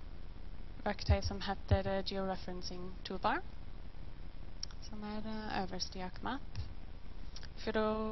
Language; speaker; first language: Norwegian; non-native, learner; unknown